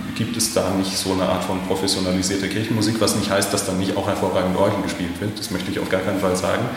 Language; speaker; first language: German; native; German